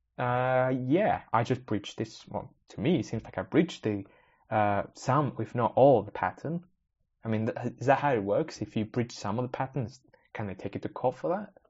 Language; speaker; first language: English; early bilingual, other home language; Spanish